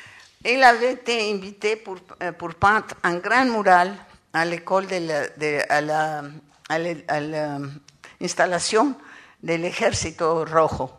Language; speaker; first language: French; non-native, learner; Spanish